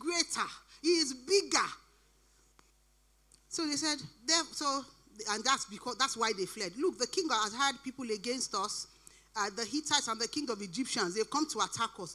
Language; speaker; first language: English; non-native, local second language; Yoruba